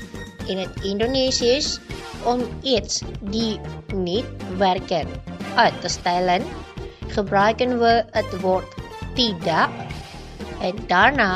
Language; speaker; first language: Dutch; non-native, learner; Indonesian